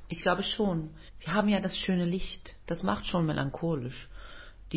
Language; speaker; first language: German; non-native, fluent; Norwegian